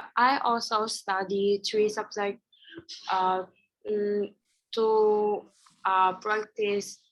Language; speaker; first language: English; non-native, learner; Vietnamese